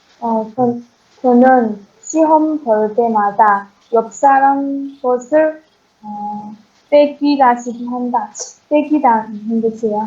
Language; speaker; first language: Korean; non-native, learner; Chinese